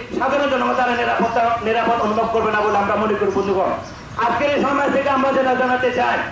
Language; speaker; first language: Bangla; non-native, local second language; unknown